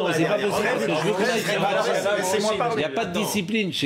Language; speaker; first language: French; native; French